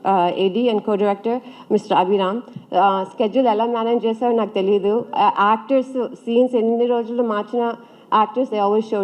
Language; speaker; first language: Telugu; early bilingual, heritage; Telugu